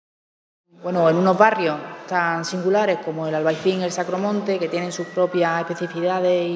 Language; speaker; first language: Spanish; native; Spanish